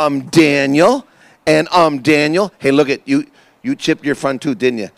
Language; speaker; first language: English; native; English